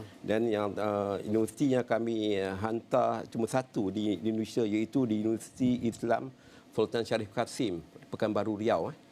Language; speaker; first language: Malay; native; Malay